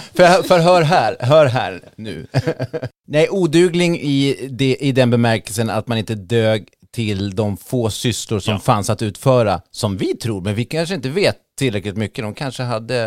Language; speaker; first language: Swedish; native; Swedish